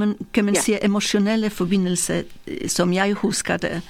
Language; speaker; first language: Danish; non-native, fluent; Polish